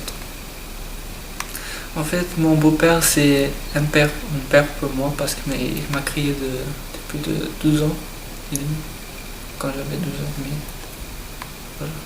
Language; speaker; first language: French; non-native, learner; Portuguese